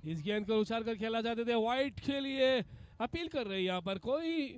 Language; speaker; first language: Hindi; non-native, local second language; Kannada